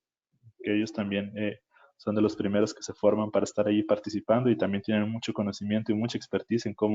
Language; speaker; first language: Spanish; native; Spanish